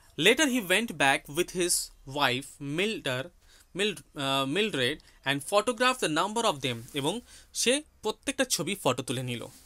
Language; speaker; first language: English; non-native, local second language; Bangla